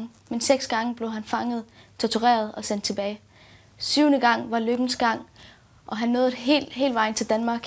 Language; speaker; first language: Danish; early bilingual, other home language; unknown